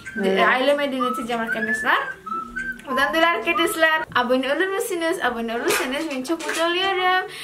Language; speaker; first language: Turkish; non-native, learner; Indonesian